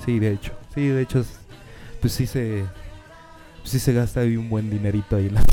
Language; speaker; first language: Spanish; native; Spanish